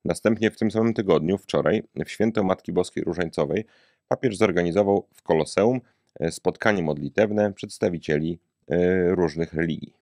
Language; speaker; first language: Polish; native; Polish